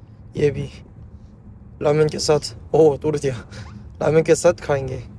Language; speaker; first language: Hindi; non-native, learner; Korean